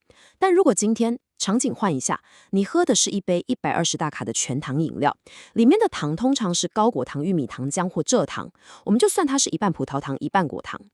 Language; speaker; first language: Chinese; native; Chinese